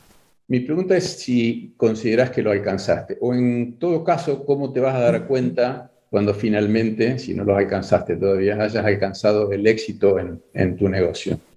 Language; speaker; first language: Spanish; native; Spanish